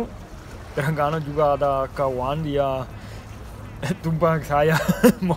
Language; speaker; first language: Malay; non-native, learner; Italian